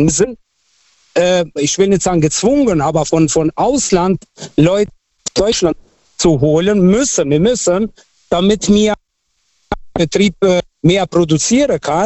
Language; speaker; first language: German; non-native, fluent; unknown